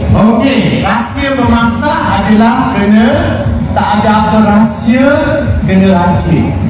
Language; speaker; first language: Malay; native; Malay